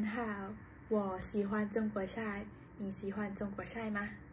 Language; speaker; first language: Chinese; non-native, learner; English